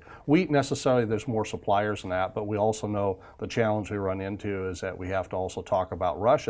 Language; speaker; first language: English; native; English